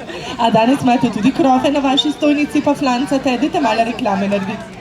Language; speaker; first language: Slovenian; native; Slovenian